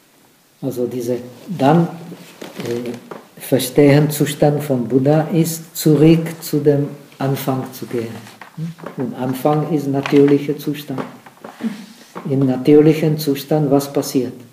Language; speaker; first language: German; non-native, fluent; Czech